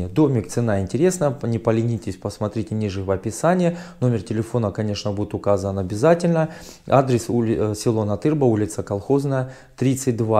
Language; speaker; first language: Russian; native; Russian